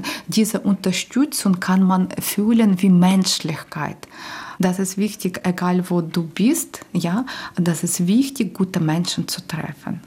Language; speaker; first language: German; non-native, learner; Ukrainian